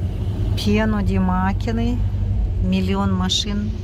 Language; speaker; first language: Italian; non-native, learner; Russian